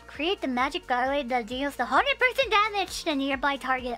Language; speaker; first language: English; non-native, fluent; Japanese